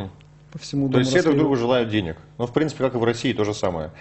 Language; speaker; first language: Russian; native; Russian